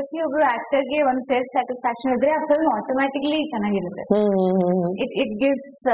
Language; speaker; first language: Kannada; non-native, learner; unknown